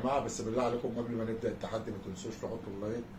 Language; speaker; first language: Arabic; native; Arabic